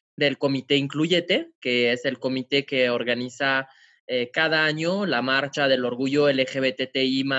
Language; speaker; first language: Spanish; non-native, fluent; French